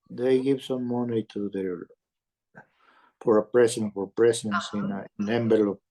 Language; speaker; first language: English; non-native, learner; Spanish